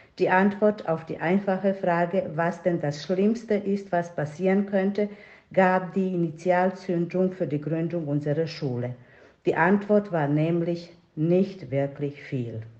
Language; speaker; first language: German; non-native, fluent; Serbian